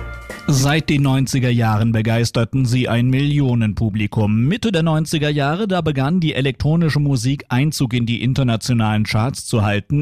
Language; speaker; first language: German; native; German